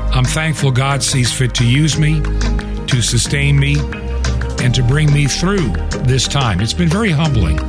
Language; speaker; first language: English; native; English